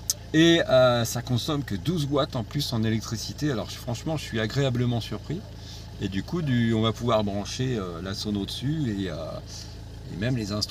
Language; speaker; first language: French; native; French